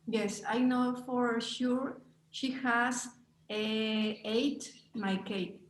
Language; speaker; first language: English; non-native, learner; Spanish